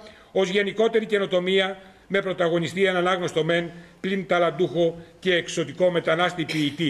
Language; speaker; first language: Greek; native; Greek